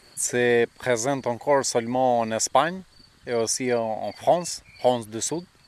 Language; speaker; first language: French; non-native, fluent; Albanian